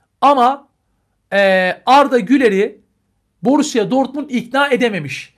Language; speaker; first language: Turkish; native; Turkish